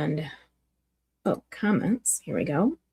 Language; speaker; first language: English; native; English